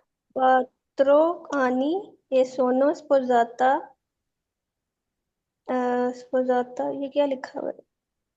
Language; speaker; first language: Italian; non-native, learner; Urdu